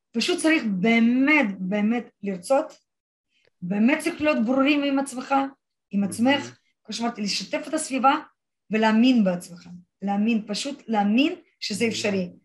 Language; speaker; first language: Hebrew; non-native, fluent; Russian